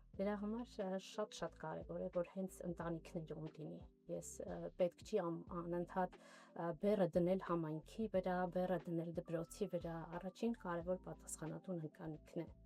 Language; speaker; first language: Armenian; native; Armenian